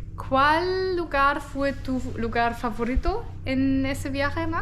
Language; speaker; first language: Spanish; non-native, fluent; German